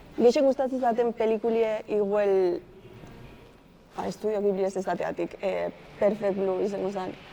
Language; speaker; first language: Basque; early bilingual, other home language; Spanish